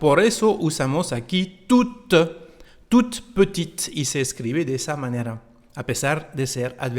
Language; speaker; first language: Spanish; non-native, fluent; French